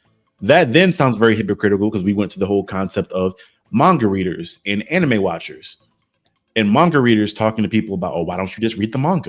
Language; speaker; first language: English; native; English